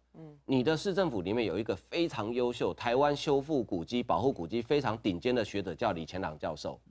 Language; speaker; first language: Chinese; native; Chinese